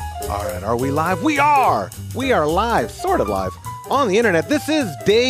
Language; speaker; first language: English; native; English